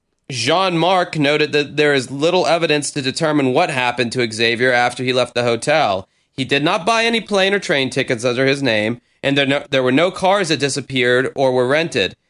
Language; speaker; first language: English; native; English